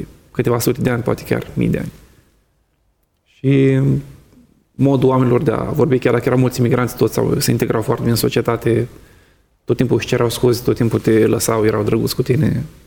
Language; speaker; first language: Romanian; native; Romanian